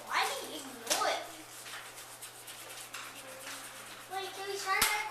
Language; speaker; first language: English; native; English